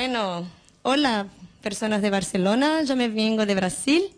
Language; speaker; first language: Spanish; non-native, fluent; Portuguese